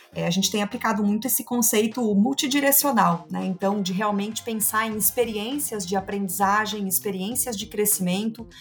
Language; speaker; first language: Portuguese; native; Portuguese